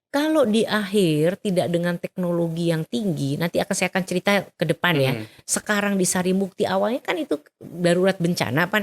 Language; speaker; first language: Indonesian; native; Indonesian